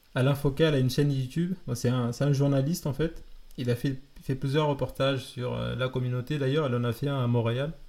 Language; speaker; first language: French; native; French